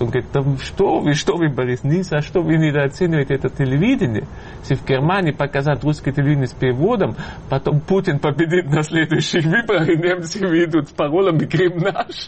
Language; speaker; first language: Russian; non-native, fluent; German